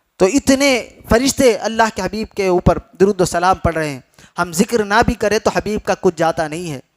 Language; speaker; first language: Urdu; native; Urdu